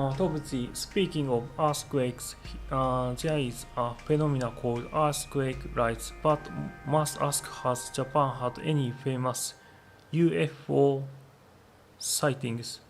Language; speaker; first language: English; non-native, learner; Japanese